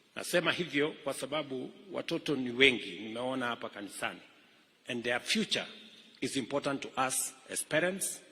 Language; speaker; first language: English; non-native, local second language; Kalenjin